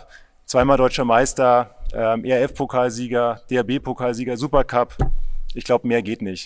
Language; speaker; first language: German; native; German